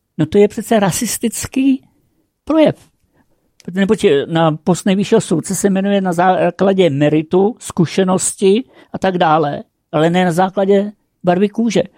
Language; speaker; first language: Czech; native; Czech